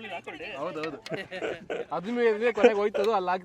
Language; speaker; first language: Kannada; native; Kannada